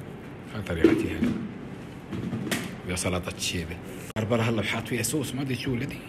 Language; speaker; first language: Arabic; native; Arabic